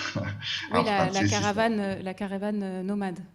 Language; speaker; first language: French; native; French